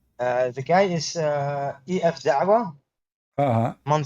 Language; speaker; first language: English; non-native, learner; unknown